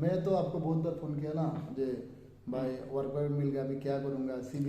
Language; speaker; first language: Hindi; non-native, learner; Bangla